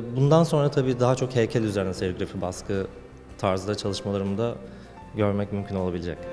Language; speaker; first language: Turkish; native; Turkish